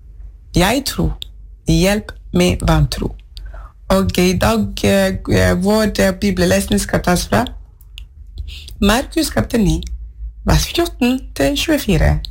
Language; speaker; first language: Norwegian; non-native, fluent; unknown